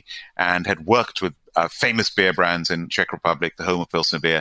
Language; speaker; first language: English; non-native, local second language; Gujarati